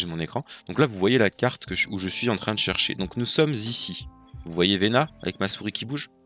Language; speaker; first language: French; native; French